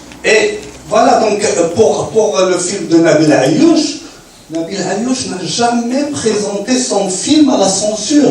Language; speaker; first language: French; non-native, local second language; Arabic